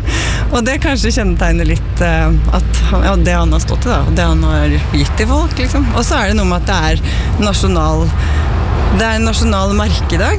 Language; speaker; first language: Norwegian; native; Norwegian